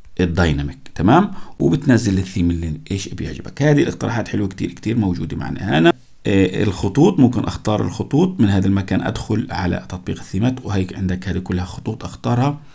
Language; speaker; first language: Arabic; native; Arabic